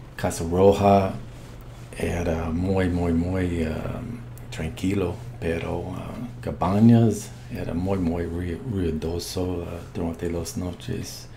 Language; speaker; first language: Spanish; non-native, learner; English